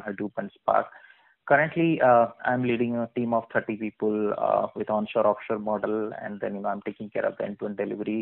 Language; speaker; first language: English; non-native, local second language; Odia